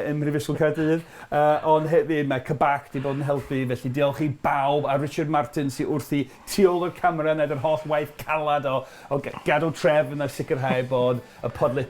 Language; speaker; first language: Welsh; non-native, fluent; English